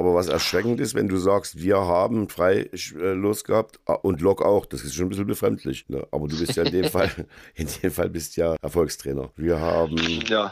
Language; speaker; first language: German; native; German